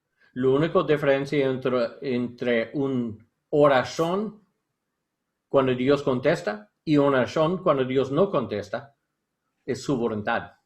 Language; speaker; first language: Spanish; non-native, learner; English